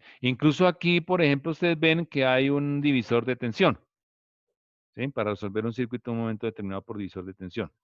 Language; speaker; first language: Spanish; native; Spanish